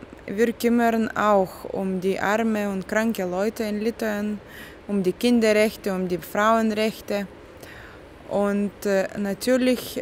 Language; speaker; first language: German; non-native, fluent; Lithuanian